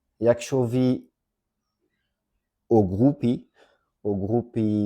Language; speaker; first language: Polish; non-native, learner; French